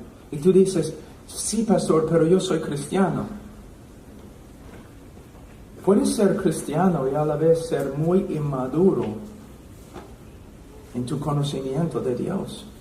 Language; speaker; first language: Spanish; non-native, fluent; English